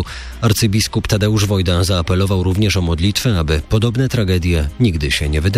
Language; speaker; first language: Polish; native; Polish